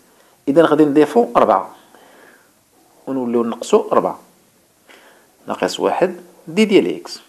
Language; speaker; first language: Arabic; native; Arabic